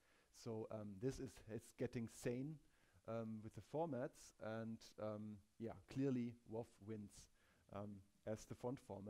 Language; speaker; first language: English; non-native, fluent; German